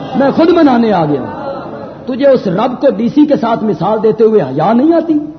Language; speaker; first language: Urdu; non-native, local second language; Punjabi